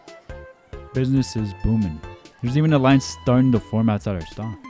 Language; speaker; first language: English; native; English